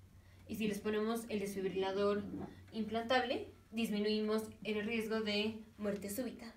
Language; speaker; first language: Spanish; native; Spanish